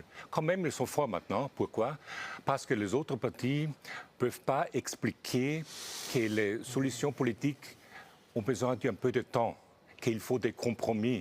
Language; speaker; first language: French; non-native, fluent; German